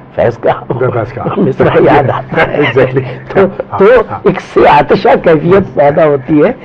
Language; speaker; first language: Urdu; non-native, local second language; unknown